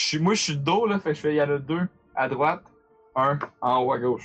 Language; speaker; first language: French; native; French